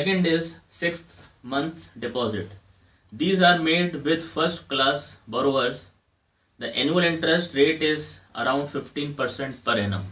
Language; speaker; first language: English; non-native, local second language; Hindi